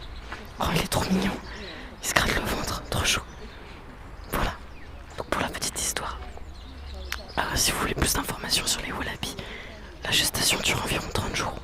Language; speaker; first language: French; native; French